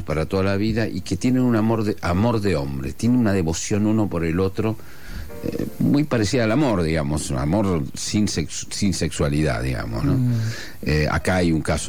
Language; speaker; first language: Spanish; non-native, local second language; Asturian